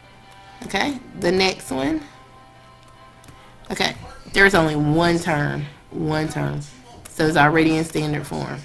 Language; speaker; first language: English; native; English